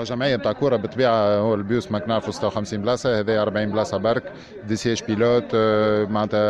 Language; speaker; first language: Arabic; native; Arabic